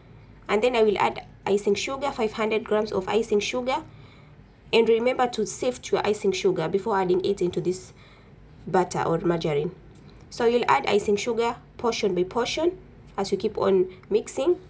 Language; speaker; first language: English; non-native, local second language; Swahili